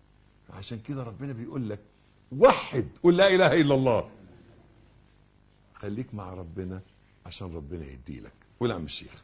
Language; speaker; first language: Arabic; native; Arabic